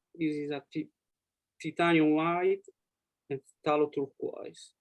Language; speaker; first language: English; non-native, learner; Italian